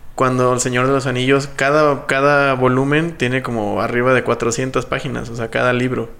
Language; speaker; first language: Spanish; native; Spanish